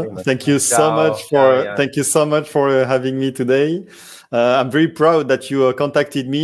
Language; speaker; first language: English; non-native, fluent; French